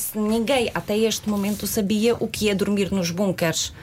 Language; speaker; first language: Portuguese; non-native, fluent; Russian